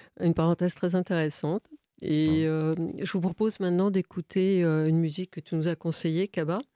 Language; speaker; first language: French; native; French